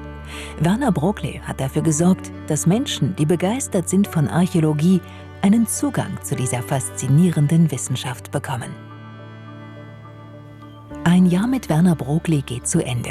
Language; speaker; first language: German; native; German